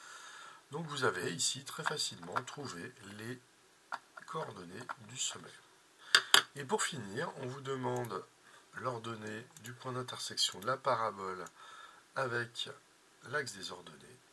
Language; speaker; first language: French; native; French